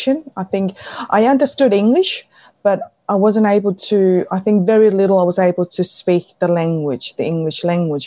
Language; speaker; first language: English; non-native, fluent; Samoan